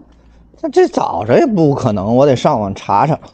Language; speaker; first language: Chinese; native; Chinese